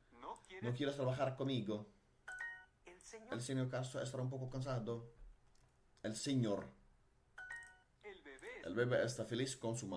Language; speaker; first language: Spanish; non-native, learner; Dutch